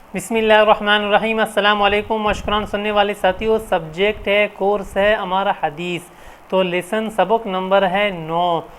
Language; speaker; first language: Urdu; non-native, local second language; Baluchi